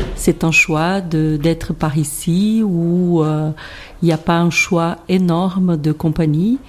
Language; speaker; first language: French; non-native, fluent; Portuguese